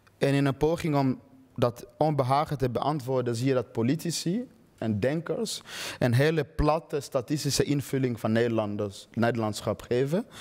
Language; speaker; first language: Dutch; early bilingual, other home language; Swahili